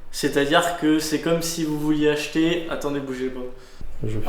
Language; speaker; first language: French; native; French